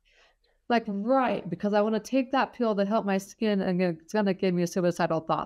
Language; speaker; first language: English; native; English